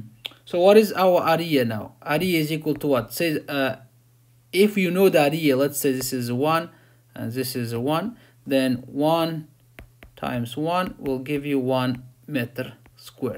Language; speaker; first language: English; non-native, fluent; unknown